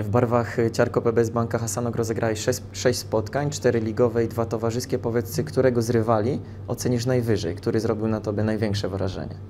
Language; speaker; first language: Polish; native; Polish